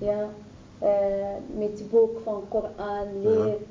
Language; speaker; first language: Dutch; non-native, learner; Arabic